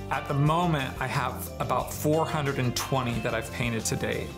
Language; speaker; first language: English; native; English